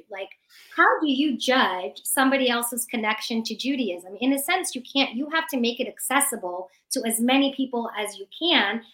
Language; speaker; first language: English; early bilingual, other home language; Persian